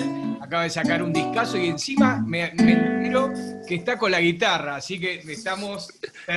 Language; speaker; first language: Spanish; native; Spanish